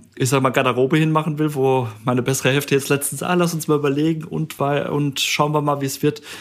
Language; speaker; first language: German; native; German